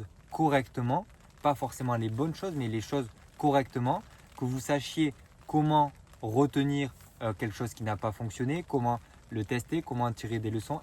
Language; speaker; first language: French; native; French